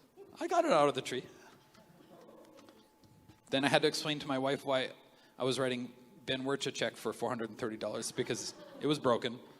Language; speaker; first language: English; native; English